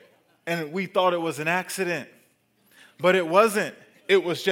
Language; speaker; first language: English; native; English